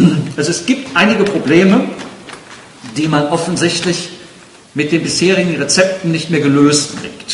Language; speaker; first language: German; native; German